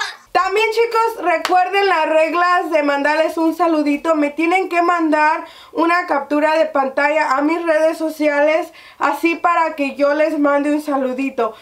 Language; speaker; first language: Spanish; early bilingual, heritage; Spanish